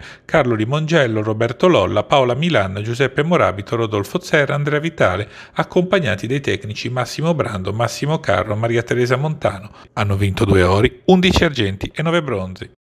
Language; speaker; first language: Italian; native; Italian